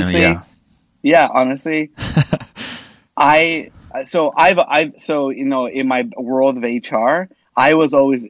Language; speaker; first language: English; early bilingual, other home language; Spanish